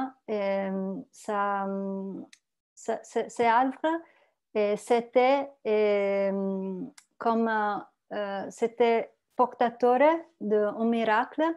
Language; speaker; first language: French; non-native, learner; Italian